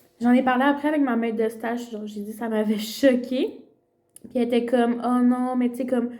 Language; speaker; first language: French; early bilingual, other home language; Spanish